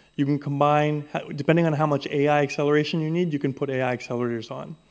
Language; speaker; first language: English; native; English